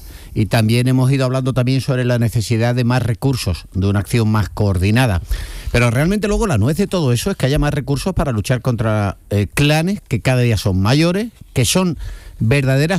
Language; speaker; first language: Spanish; native; Spanish